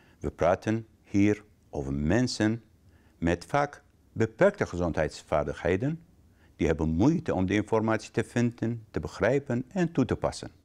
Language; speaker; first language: Dutch; non-native, fluent; Arabic